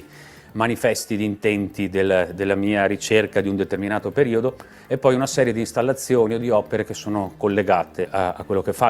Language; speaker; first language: Italian; native; Italian